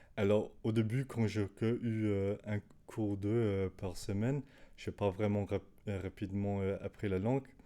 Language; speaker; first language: French; non-native, learner; Danish